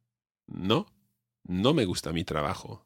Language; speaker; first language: Spanish; non-native, fluent; English